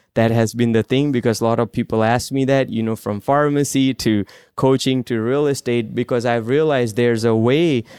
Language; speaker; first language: English; non-native, local second language; Gujarati